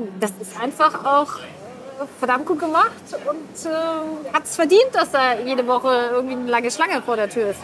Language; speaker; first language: German; native; German